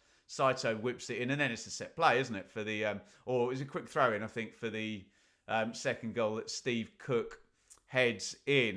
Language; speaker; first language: English; native; English